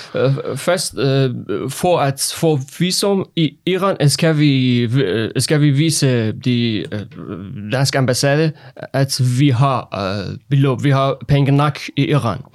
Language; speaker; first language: Danish; non-native, learner; Persian